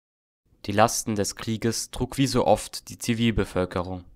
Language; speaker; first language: German; native; German